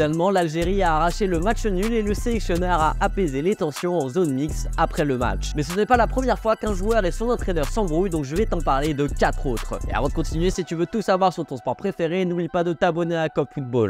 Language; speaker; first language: French; native; French